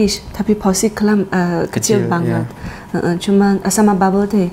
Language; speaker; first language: Indonesian; non-native, learner; Chinese